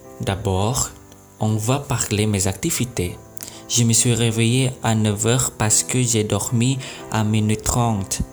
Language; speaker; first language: French; non-native, learner; Indonesian